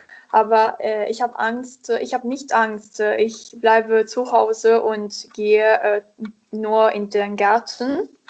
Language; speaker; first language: German; non-native, learner; Italian